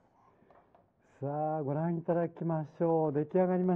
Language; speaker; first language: Japanese; native; Japanese